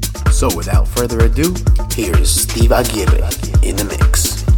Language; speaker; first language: English; early bilingual, other home language; Spanish